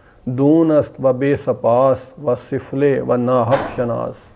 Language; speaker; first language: Persian; non-native, fluent; Urdu